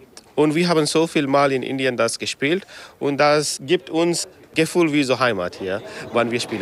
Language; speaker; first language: German; non-native, learner; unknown